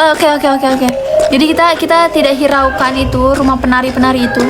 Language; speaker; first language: Indonesian; native; Indonesian